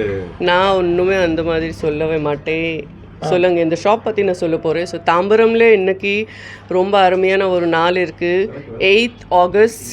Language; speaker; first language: Tamil; non-native, fluent; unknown